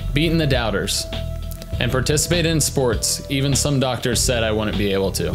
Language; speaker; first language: English; native; English